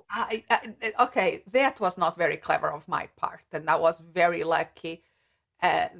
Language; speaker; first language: English; non-native, fluent; Portuguese